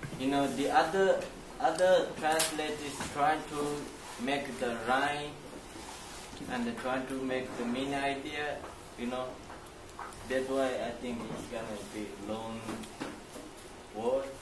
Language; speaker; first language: English; non-native, learner; Chinese